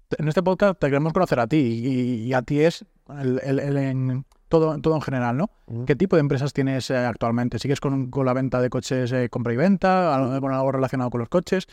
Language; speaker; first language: Spanish; native; Spanish